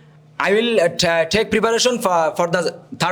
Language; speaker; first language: English; non-native, learner; Bangla